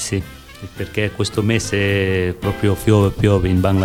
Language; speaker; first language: Italian; non-native, learner; Bangla